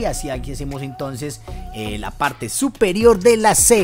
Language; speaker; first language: Spanish; native; Spanish